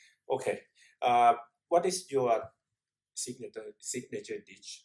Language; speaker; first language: English; non-native, fluent; Thai